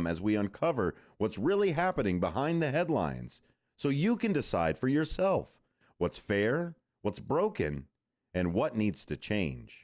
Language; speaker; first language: English; native; English